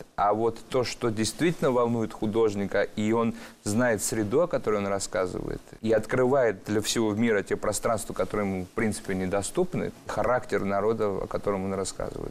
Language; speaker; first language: Russian; early bilingual, other home language; Georgian